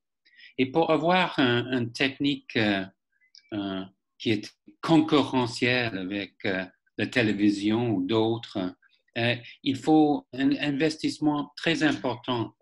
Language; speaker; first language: French; non-native, fluent; English